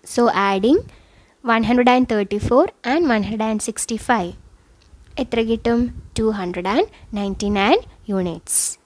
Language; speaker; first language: English; non-native, local second language; Malayalam